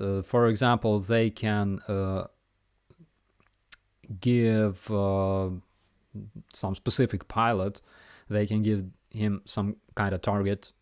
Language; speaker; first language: English; non-native, fluent; Ukrainian